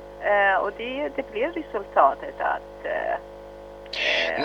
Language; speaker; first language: Swedish; early bilingual, other home language; Arabic